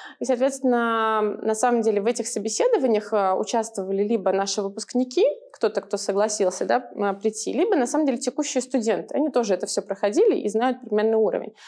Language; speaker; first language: Russian; native; Russian